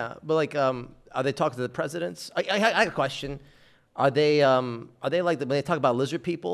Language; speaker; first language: English; native; English